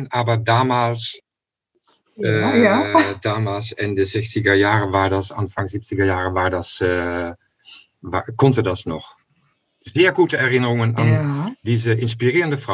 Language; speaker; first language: German; non-native, fluent; Dutch